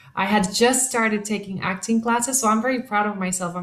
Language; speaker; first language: English; non-native, local second language; Spanish